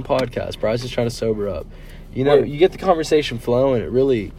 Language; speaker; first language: English; native; English